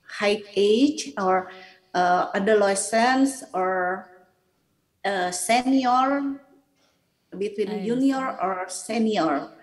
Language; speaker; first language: English; non-native, learner; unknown